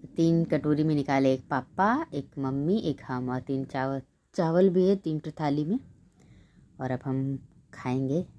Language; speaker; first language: Hindi; native; Hindi